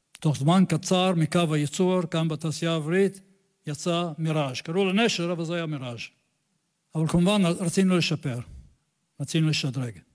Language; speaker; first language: Hebrew; non-native, fluent; English